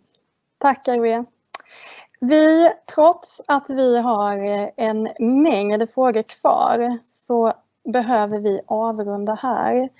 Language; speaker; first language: Swedish; native; Swedish